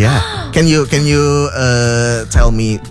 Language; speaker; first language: English; non-native, learner; Indonesian